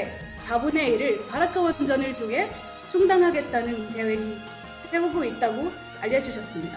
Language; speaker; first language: Korean; non-native, fluent; Arabic